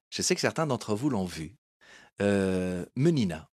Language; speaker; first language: French; early bilingual, other home language; Portuguese